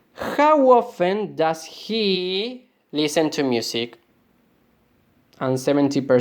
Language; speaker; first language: English; non-native, fluent; Spanish